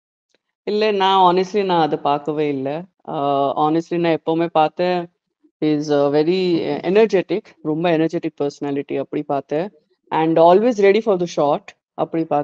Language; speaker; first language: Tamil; non-native, fluent; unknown